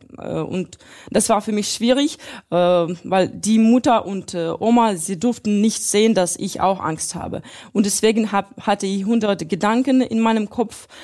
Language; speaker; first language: German; non-native, fluent; Russian